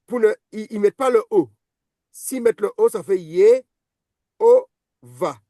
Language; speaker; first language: French; native; French